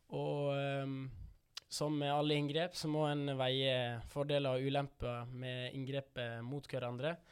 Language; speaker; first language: Norwegian; early bilingual, other home language; Dutch